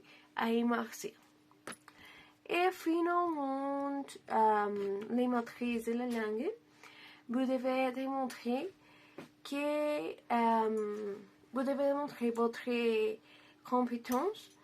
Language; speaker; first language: French; non-native, learner; Spanish